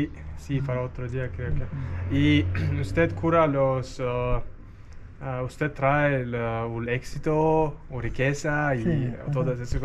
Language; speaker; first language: Spanish; non-native, learner; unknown